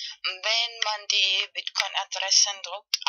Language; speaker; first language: German; non-native, fluent; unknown